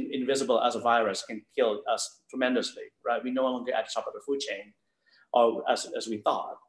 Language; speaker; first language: English; non-native, fluent; Thai